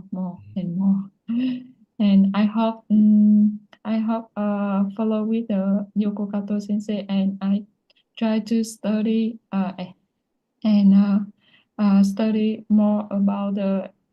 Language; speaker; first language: English; non-native, learner; Vietnamese